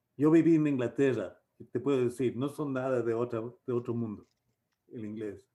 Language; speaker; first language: Spanish; native; Spanish